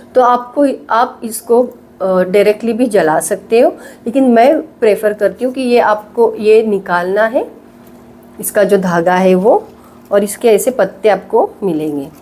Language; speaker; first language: Hindi; non-native, local second language; Marathi